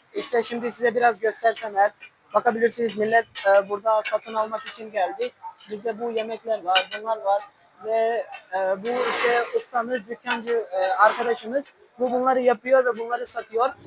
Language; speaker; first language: Turkish; non-native, fluent; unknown